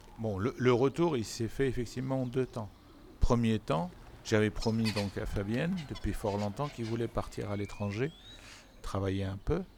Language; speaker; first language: French; non-native, local second language; Arabic